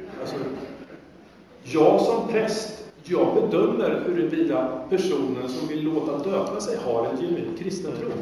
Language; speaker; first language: Swedish; native; Swedish